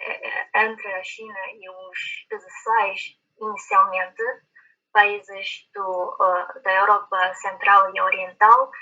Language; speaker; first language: Portuguese; non-native, fluent; Chinese